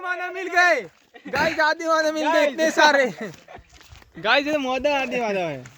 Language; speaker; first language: Hindi; non-native, local second language; Gujarati